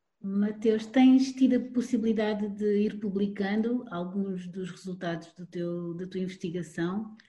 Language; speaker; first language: Portuguese; native; Portuguese